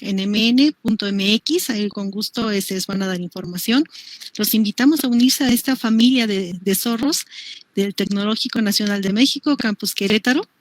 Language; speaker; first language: Spanish; native; Spanish